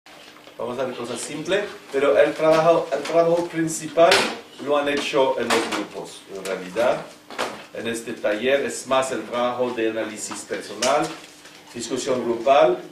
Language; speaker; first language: Spanish; non-native, fluent; French